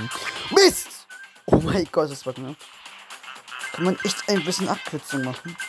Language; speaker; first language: German; native; German